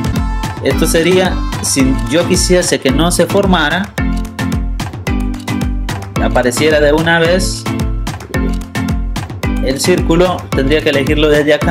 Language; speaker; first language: Spanish; native; Spanish